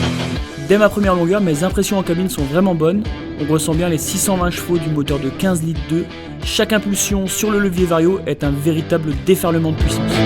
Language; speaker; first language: French; native; French